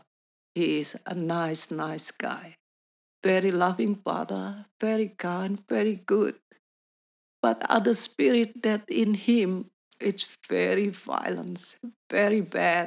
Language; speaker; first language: English; non-native, learner; Indonesian